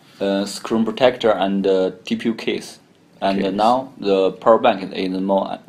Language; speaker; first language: English; non-native, learner; Chinese